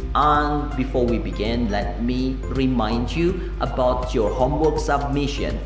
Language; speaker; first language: English; non-native, fluent; Indonesian